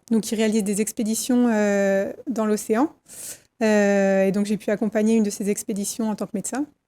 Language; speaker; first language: French; native; French